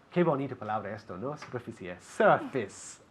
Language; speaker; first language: Spanish; non-native, fluent; English